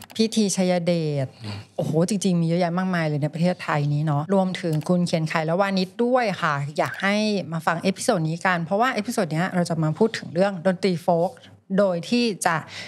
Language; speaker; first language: Thai; native; Thai